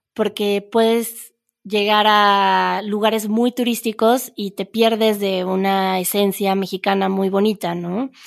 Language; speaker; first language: Spanish; native; Spanish